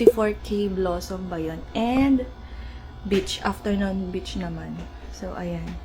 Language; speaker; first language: Filipino; native; Filipino